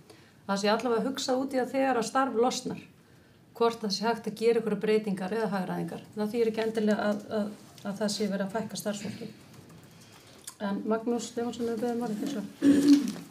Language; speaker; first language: Icelandic; native; Icelandic